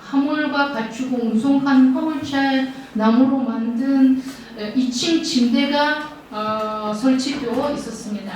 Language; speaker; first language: Korean; early bilingual, heritage; Russian